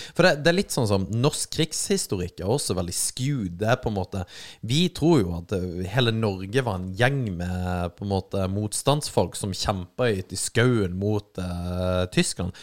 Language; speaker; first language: Norwegian; native; Norwegian